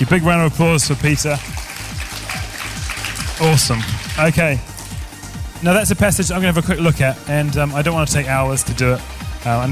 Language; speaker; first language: English; native; English